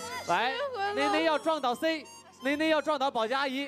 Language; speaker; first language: Chinese; native; Chinese